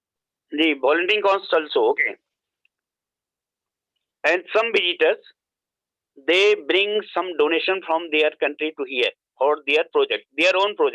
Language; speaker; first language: English; non-native, learner; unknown